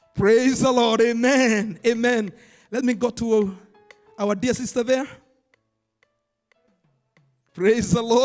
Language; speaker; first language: English; non-native, local second language; Swahili